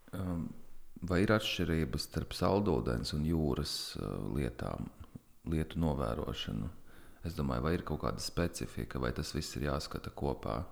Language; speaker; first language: Latvian; native; Latvian